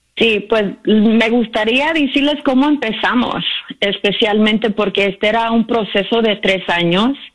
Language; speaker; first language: Spanish; early bilingual, heritage; Spanish